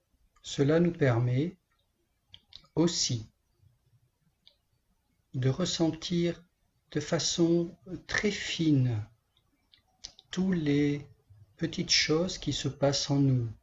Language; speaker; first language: French; native; French